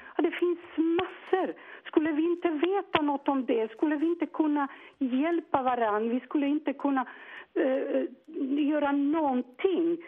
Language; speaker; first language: Swedish; non-native, fluent; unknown